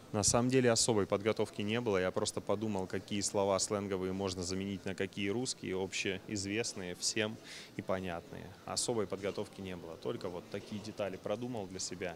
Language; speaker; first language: Russian; native; Russian